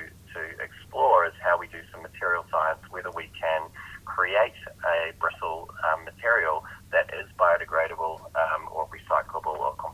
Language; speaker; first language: English; native; English